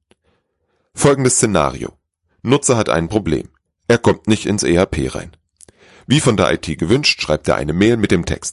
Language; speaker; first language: German; native; German